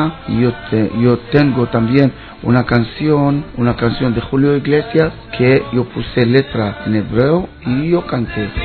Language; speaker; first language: Spanish; non-native, learner; Hebrew